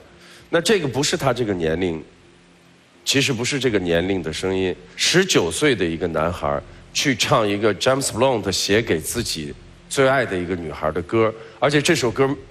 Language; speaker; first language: Chinese; native; Chinese